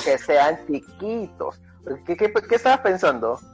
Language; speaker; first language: Spanish; native; Spanish